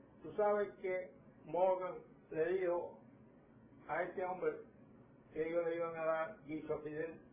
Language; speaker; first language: Spanish; native; Spanish